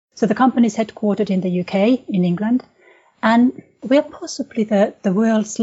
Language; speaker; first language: English; non-native, fluent; Finnish